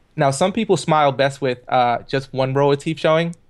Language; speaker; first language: English; native; English